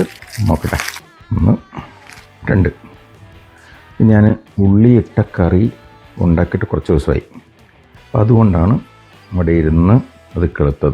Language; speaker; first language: Malayalam; native; Malayalam